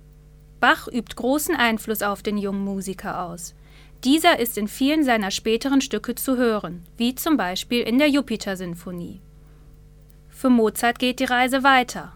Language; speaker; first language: German; native; German